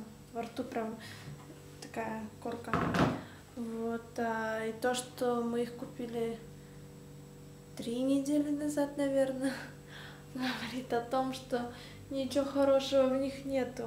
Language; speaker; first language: Russian; early bilingual, heritage; Russian